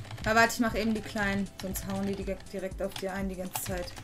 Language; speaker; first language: German; native; German